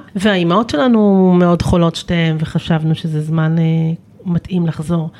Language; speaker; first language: Hebrew; native; Hebrew